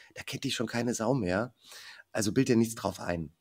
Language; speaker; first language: German; native; German